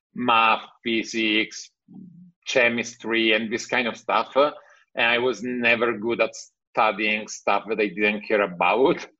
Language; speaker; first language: English; non-native, fluent; Italian